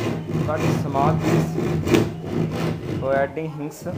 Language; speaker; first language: English; non-native, local second language; Hindi